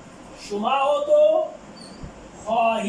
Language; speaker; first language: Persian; non-native, fluent; Urdu